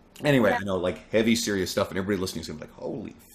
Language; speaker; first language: English; native; English